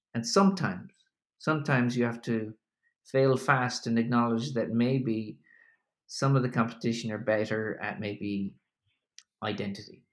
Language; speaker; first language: English; native; English